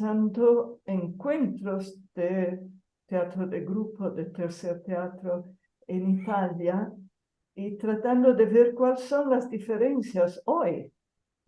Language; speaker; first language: Spanish; non-native, fluent; Italian